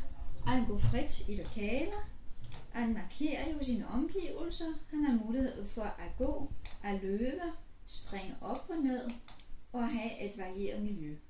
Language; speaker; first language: Danish; non-native, fluent; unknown